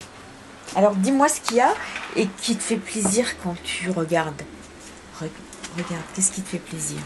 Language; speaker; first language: French; native; French